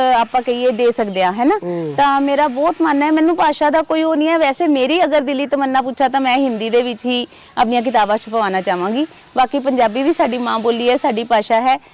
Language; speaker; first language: Punjabi; non-native, local second language; Hindi